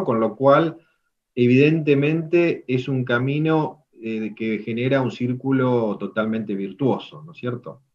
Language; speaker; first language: Spanish; native; Spanish